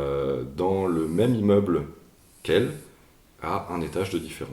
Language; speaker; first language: French; native; French